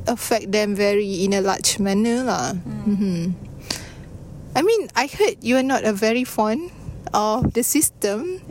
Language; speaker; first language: English; non-native, local second language; Malay